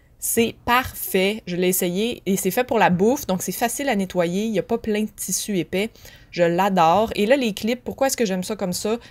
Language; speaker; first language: French; native; French